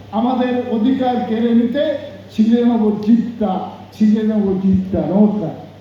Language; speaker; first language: Bangla; non-native, local second language; Santali